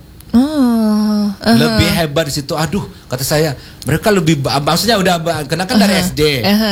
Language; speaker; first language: Indonesian; non-native, local second language; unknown